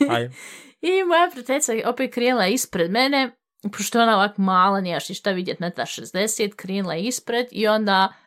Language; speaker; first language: Bosnian; early bilingual, heritage; Bosnian